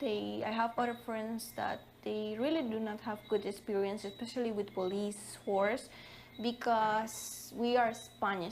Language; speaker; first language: English; non-native, fluent; Spanish